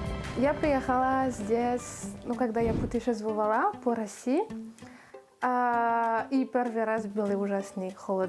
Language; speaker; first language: Russian; non-native, learner; French